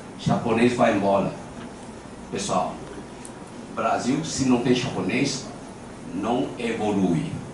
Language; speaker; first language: Portuguese; non-native, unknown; Chinese